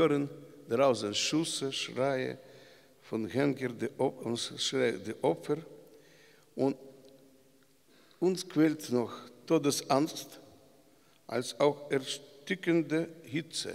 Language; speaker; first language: German; non-native, learner; Russian